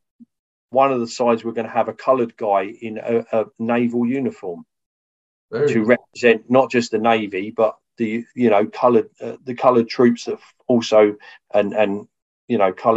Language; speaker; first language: English; native; English